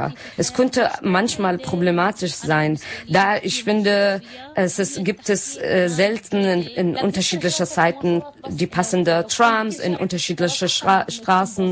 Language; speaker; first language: German; non-native, learner; Arabic